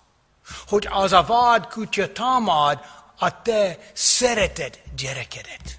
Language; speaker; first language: Hungarian; non-native, fluent; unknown